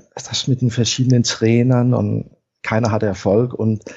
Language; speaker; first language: German; non-native, fluent; Danish